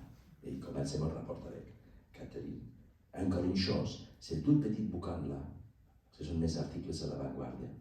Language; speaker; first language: French; non-native, learner; Spanish